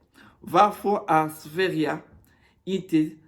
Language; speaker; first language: Swedish; non-native, learner; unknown